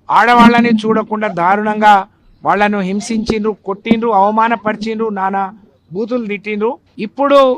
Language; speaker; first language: Telugu; non-native, local second language; Lambadi